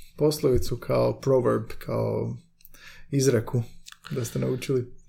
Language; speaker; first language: Croatian; native; Croatian